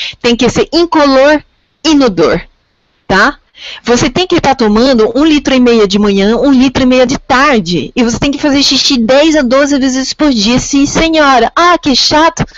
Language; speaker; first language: Portuguese; non-native, fluent; French